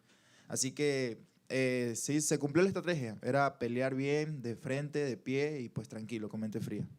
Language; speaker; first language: Spanish; native; Spanish